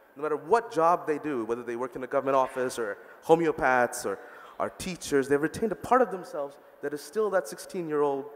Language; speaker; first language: English; early bilingual, other home language; Bangla